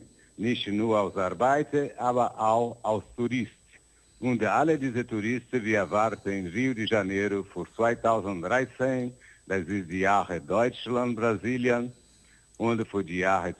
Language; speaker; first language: German; non-native, learner; Portuguese